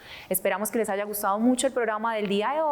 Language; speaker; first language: Spanish; native; Spanish